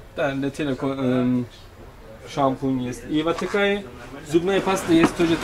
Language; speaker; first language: Russian; non-native, learner; Turkish